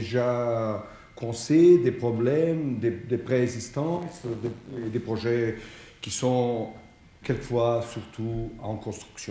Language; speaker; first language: French; non-native, fluent; Portuguese